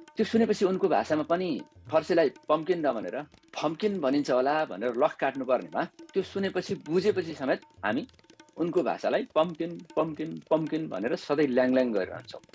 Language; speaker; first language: Nepali; native; Nepali